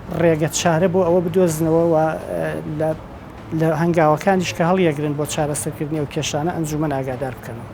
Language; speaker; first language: Central Kurdish; native; Central Kurdish